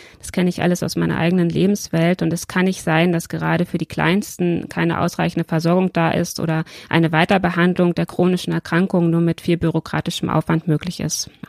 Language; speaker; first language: German; native; German